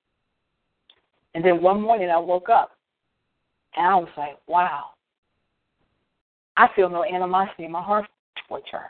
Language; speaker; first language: English; native; English